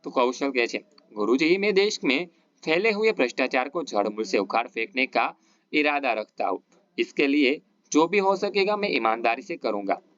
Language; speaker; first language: Hindi; non-native, local second language; Gujarati